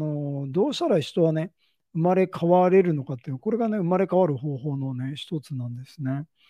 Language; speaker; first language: Japanese; native; Japanese